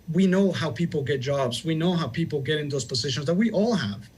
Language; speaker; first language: English; early bilingual, other home language; Spanish